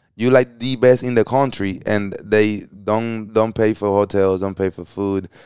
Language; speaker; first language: English; early bilingual, other home language; Spanish